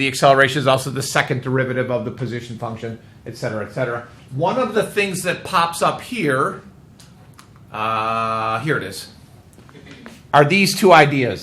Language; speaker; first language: English; native; English